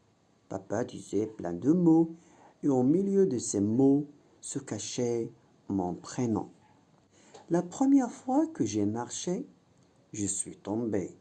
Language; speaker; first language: French; non-native, local second language; Arabic